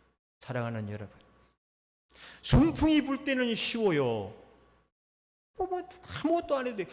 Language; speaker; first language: Korean; native; Korean